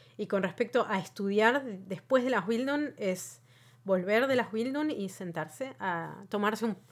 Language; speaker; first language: Spanish; native; Spanish